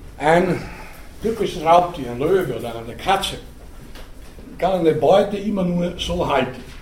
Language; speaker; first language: German; native; German